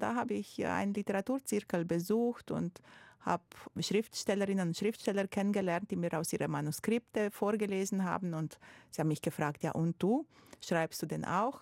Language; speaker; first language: German; non-native, fluent; Romanian